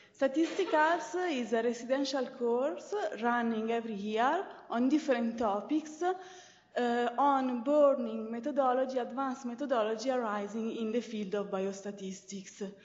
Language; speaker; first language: English; non-native, fluent; Italian